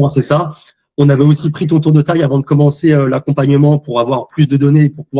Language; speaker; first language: French; native; French